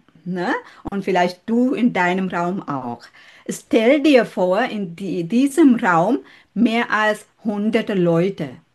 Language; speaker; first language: German; non-native, learner; Sinhala